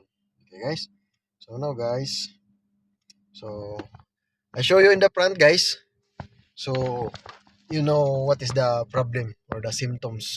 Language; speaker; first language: English; non-native, local second language; Filipino